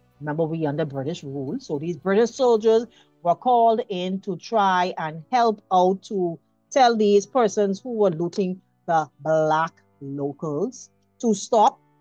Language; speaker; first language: English; native; English